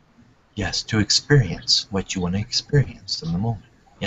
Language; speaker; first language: English; native; English